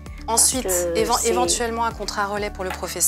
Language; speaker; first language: French; native; French